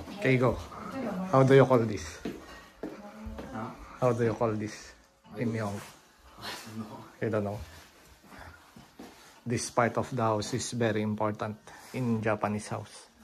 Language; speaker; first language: English; non-native, local second language; Filipino